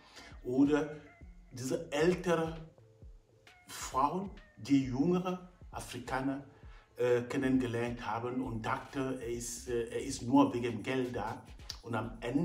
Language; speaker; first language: German; non-native, fluent; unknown